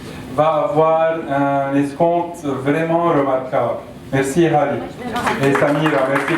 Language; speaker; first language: French; non-native, local second language; Arabic